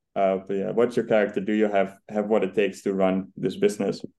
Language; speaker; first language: English; non-native, fluent; Dutch